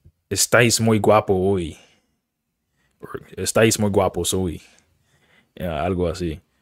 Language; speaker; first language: Spanish; non-native, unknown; English